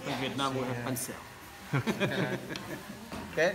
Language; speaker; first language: English; non-native, learner; Vietnamese